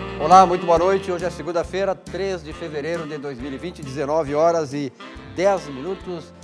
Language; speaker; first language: Portuguese; native; Portuguese